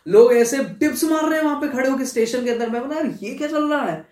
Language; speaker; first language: Hindi; native; Hindi